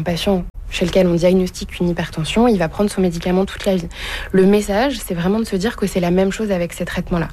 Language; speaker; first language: French; native; French